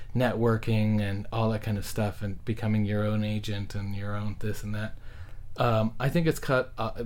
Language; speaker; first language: English; native; English